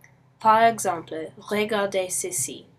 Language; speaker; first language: French; non-native, learner; English